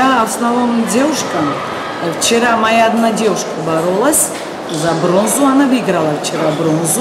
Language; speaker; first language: Russian; non-native, learner; Georgian